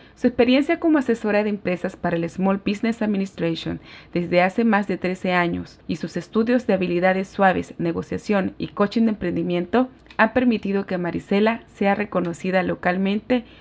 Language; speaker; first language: Spanish; native; Spanish